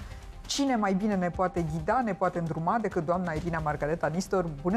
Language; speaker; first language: Romanian; native; Romanian